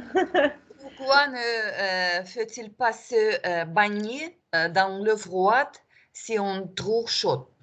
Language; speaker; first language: French; non-native, learner; Russian